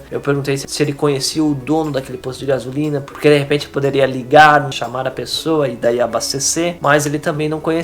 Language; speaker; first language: Portuguese; native; Portuguese